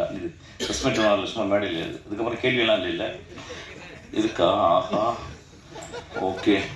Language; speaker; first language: Tamil; native; Tamil